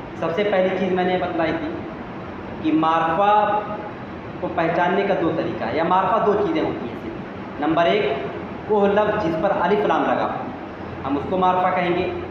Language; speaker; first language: Urdu; native; Urdu